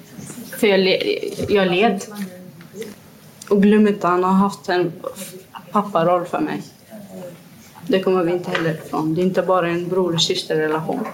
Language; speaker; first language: Swedish; non-native, fluent; Kurdish